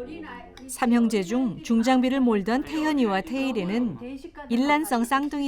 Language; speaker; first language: Korean; native; Korean